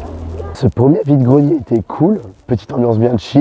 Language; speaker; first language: French; native; French